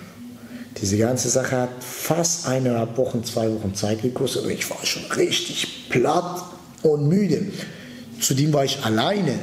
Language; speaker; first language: German; early bilingual, other home language; Turkish